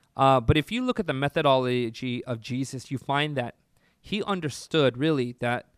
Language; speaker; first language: English; native; English